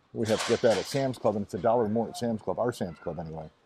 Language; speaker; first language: English; native; English